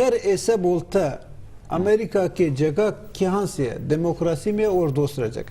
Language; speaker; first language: Hindi; non-native, learner; Turkish